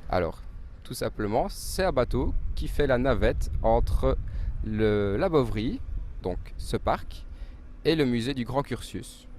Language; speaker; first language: French; native; French